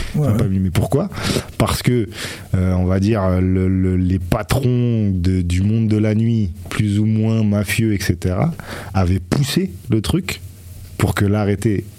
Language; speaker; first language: French; native; French